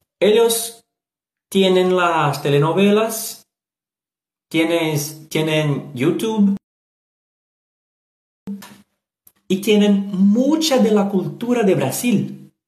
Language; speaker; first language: Spanish; non-native, learner; Portuguese